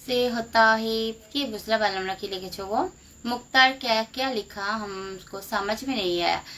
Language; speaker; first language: Hindi; non-native, local second language; Bangla